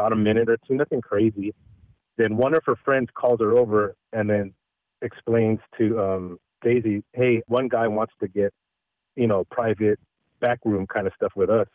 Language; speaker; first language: English; early bilingual, other home language; Filipino